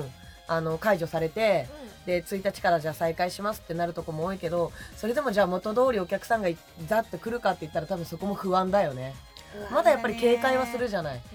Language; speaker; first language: Japanese; native; Japanese